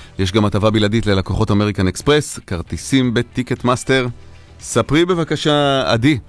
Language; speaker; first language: Hebrew; native; Hebrew